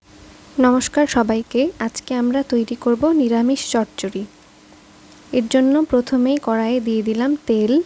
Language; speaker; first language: Bangla; native; Bangla